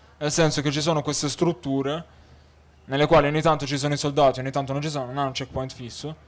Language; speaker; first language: Italian; early bilingual, other home language; Arabic